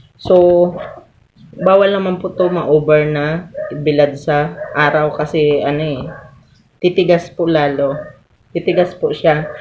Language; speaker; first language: Filipino; non-native, local second language; Cebuano